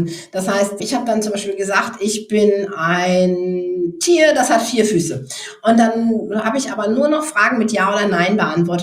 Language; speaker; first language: German; native; German